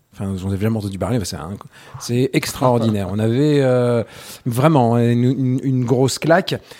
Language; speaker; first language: French; native; French